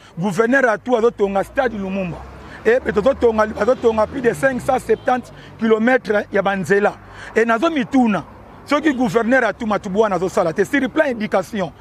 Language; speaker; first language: Lingala; non-native, local second language; Kongo